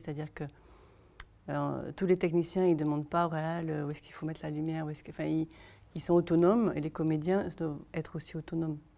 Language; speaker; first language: French; native; French